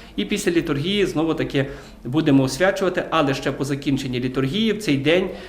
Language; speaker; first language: Ukrainian; native; Ukrainian